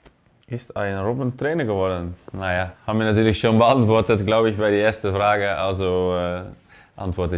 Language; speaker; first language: German; non-native, fluent; Dutch